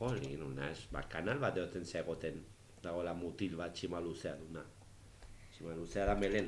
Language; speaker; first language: Basque; native; Basque